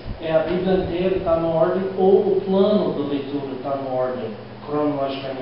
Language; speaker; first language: Portuguese; non-native, learner; English